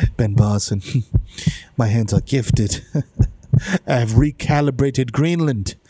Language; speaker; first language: English; early bilingual, other home language; Spanish